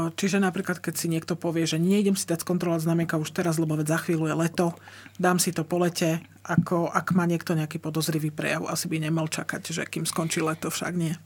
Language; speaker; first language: Slovak; native; Slovak